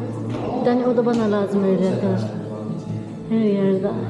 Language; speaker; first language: Turkish; non-native, learner; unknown